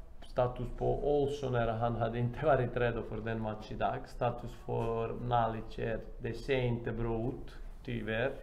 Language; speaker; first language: Swedish; non-native, fluent; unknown